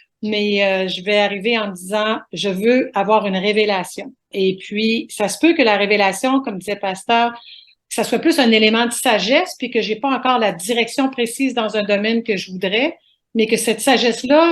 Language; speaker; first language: French; native; French